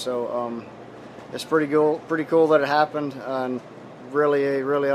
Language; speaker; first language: English; native; English